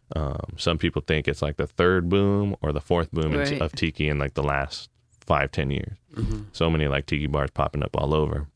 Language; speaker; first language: English; native; English